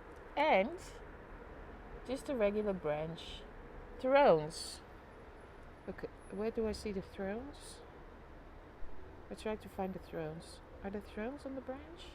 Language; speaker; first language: English; non-native, fluent; Dutch